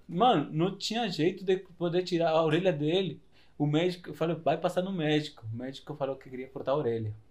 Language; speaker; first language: Portuguese; non-native, fluent; Spanish